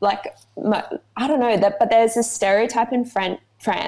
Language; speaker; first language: English; native; English